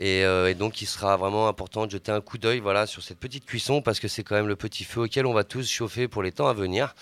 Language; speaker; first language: French; native; French